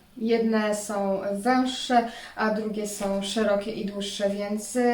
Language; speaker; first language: Polish; native; Polish